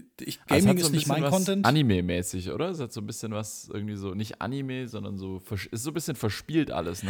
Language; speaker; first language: German; native; German